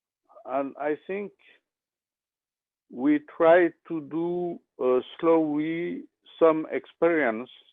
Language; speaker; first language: English; non-native, learner; French